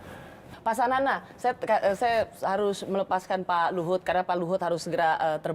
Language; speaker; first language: Indonesian; native; Indonesian